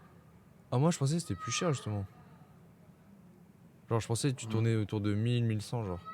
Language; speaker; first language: French; native; French